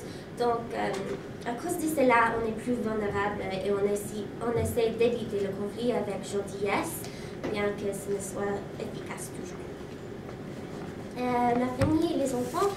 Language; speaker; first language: French; non-native, learner; English